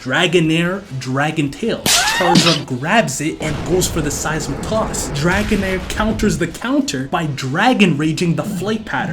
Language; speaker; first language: English; native; English